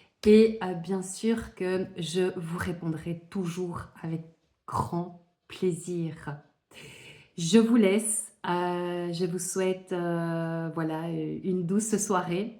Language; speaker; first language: French; native; French